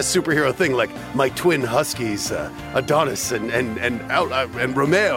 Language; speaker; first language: English; native; English